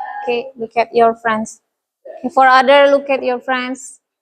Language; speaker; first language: English; non-native, learner; Indonesian